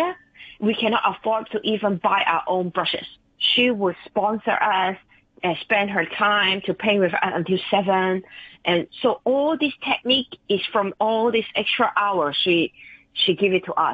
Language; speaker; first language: English; non-native, local second language; Cantonese